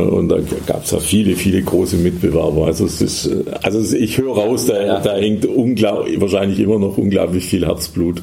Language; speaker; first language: German; native; German